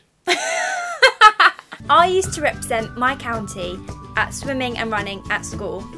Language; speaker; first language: English; native; English